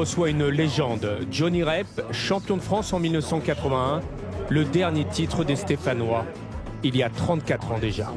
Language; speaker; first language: French; native; French